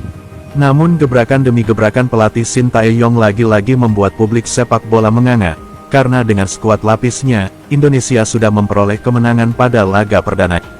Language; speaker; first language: Indonesian; native; Indonesian